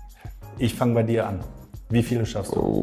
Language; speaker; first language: German; native; German